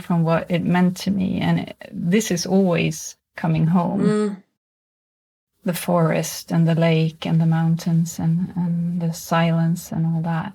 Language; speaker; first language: English; non-native, fluent; Swedish